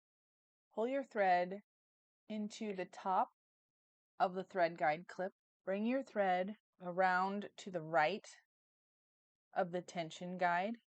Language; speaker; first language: English; native; English